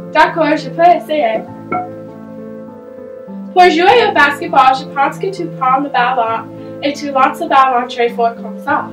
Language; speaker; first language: French; non-native, learner; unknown